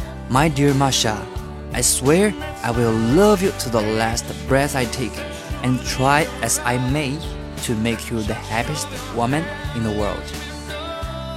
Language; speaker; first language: English; non-native, fluent; Chinese